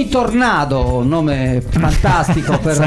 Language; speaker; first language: Italian; native; Italian